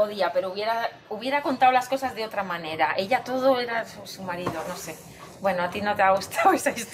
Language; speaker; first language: Spanish; native; Spanish